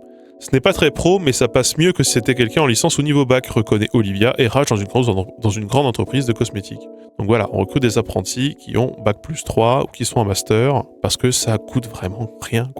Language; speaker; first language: French; native; French